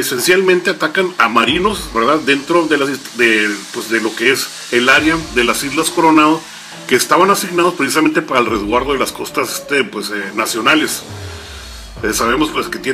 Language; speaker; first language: Spanish; native; Spanish